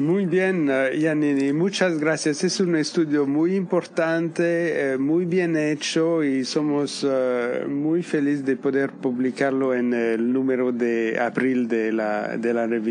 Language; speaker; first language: Spanish; non-native, fluent; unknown